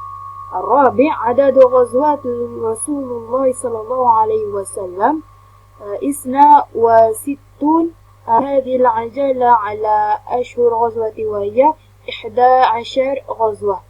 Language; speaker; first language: Arabic; non-native, learner; Malay